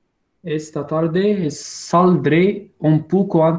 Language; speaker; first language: Spanish; non-native, learner; English